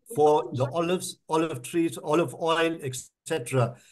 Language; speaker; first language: English; native; English